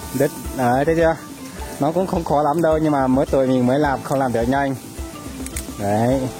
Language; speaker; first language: Vietnamese; non-native, local second language; Iu Mien